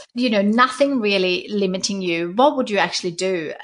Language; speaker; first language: English; non-native, fluent; Swedish